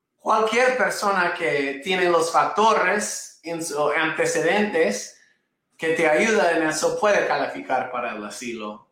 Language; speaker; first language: Spanish; non-native, fluent; English